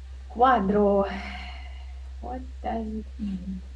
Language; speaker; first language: English; non-native, learner; Russian